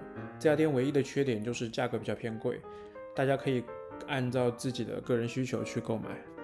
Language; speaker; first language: Chinese; native; Chinese